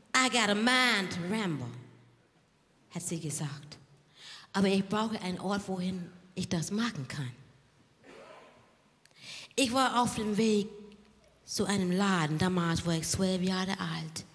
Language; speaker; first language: German; non-native, learner; English